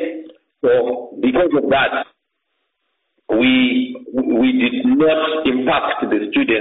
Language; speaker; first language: English; non-native, local second language; Shona